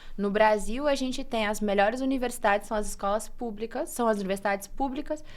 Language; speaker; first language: Portuguese; early bilingual, heritage; English